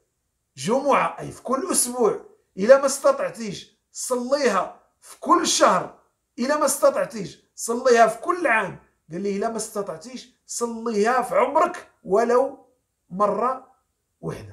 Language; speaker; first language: Arabic; native; Arabic